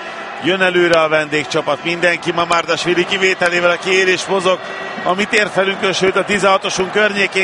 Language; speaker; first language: Hungarian; native; Hungarian